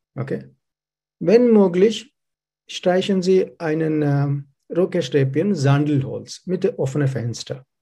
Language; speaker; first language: German; non-native, learner; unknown